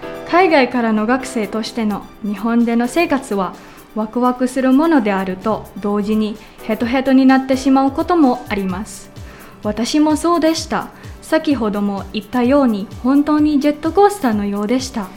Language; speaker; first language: Japanese; non-native, fluent; Filipino